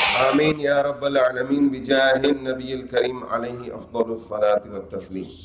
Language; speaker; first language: Indonesian; non-native, learner; Urdu